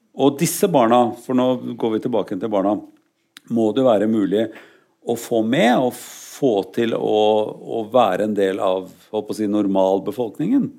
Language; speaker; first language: Norwegian; native; Norwegian